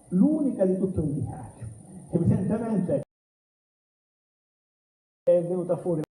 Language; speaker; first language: Italian; native; Italian